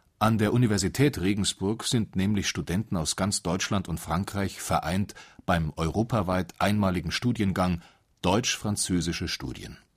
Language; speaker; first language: German; native; German